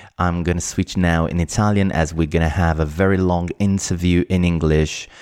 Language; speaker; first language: English; non-native, fluent; Italian